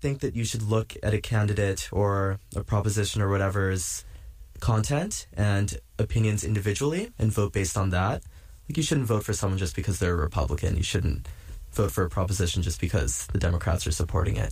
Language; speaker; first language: English; native; English